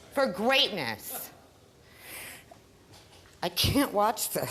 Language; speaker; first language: English; native; English